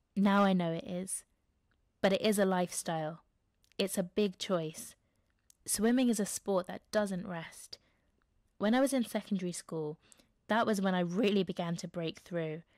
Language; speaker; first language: English; native; English